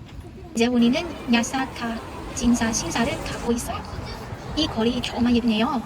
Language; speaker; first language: Korean; non-native, learner; Cantonese